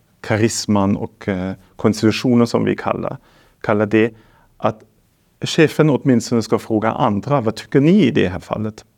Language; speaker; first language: Swedish; non-native, fluent; German